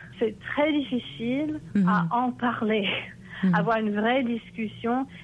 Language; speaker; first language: French; non-native, fluent; English